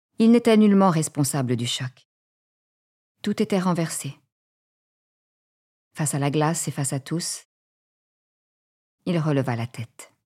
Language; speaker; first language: French; native; French